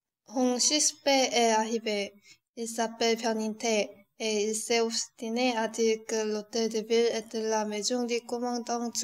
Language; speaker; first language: French; non-native, learner; Korean